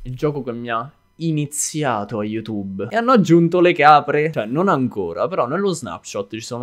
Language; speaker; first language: Italian; native; Italian